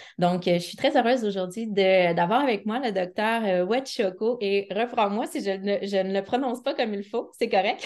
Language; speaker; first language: French; native; French